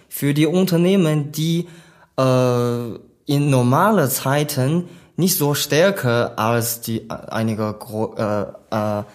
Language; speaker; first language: German; non-native, learner; Chinese